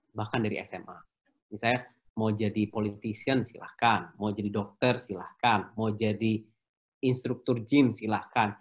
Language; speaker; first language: Indonesian; native; Indonesian